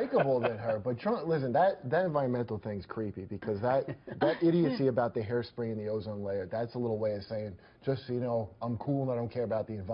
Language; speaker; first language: English; native; English